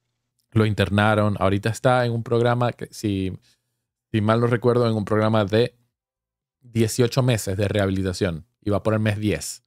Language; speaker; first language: Spanish; native; Spanish